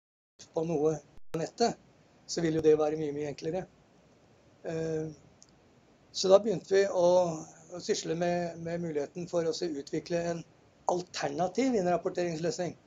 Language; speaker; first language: Norwegian; native; Norwegian